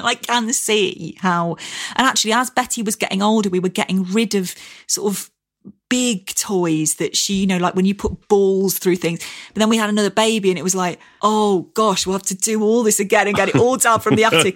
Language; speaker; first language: English; native; English